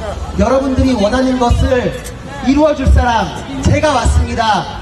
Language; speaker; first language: Korean; native; Korean